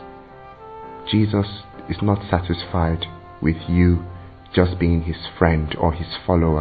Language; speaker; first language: English; non-native, local second language; Igbo